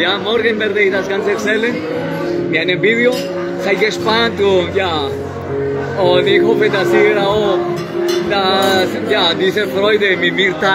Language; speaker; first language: German; non-native, fluent; Spanish